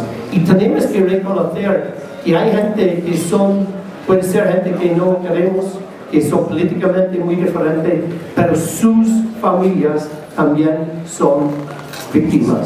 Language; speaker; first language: Spanish; non-native, learner; English